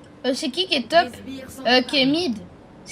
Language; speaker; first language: French; native; French